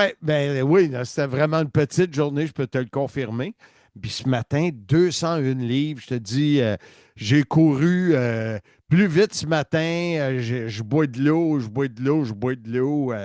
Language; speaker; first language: French; native; French